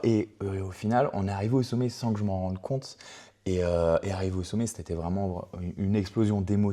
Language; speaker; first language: French; native; French